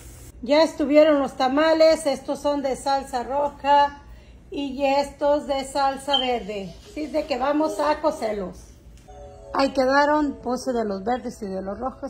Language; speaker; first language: Spanish; native; Spanish